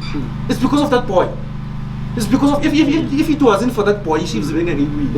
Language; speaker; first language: English; non-native, local second language; Zulu